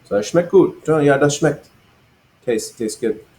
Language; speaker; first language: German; non-native, fluent; English